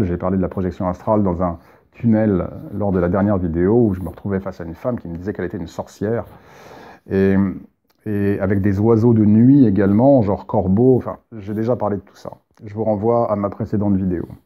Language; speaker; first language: French; native; French